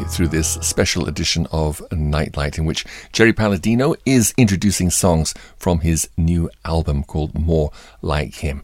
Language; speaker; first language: English; native; English